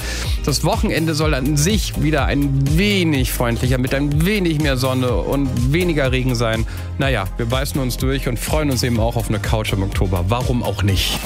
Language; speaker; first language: German; native; German